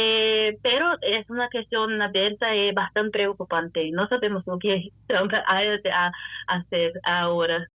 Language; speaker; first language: Spanish; non-native, fluent; Portuguese